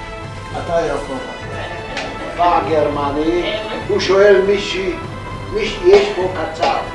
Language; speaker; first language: Hebrew; non-native, learner; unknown